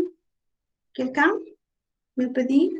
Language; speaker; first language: French; non-native, learner; Spanish